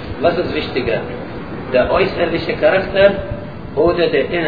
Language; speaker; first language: German; non-native, learner; Arabic